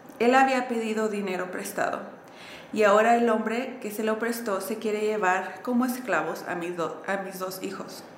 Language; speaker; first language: Spanish; early bilingual, heritage; Spanish